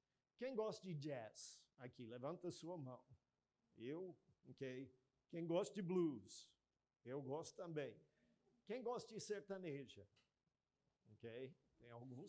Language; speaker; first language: Portuguese; non-native, fluent; English